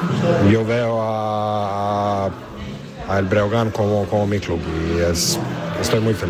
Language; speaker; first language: Spanish; non-native, learner; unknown